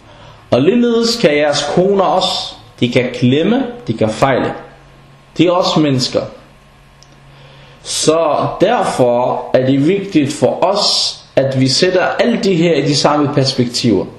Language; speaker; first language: Danish; non-native, fluent; Arabic